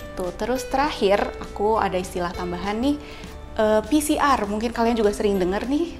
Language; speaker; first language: Indonesian; native; Indonesian